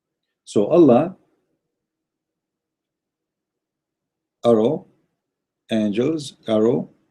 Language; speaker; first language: English; non-native, fluent; Arabic